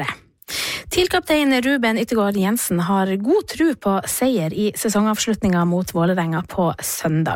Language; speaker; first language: Norwegian; native; Norwegian